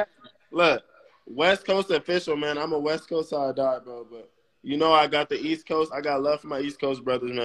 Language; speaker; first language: English; native; English